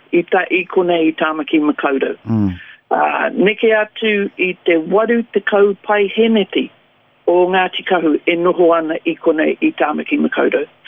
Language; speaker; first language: Māori; native; Māori